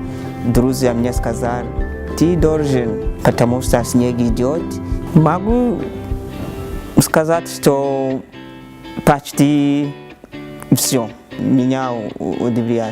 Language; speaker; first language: Russian; non-native, learner; Rundi